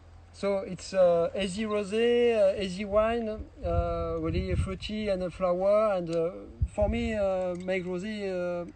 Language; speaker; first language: English; non-native, learner; French